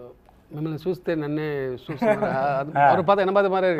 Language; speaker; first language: Telugu; non-native, local second language; Tamil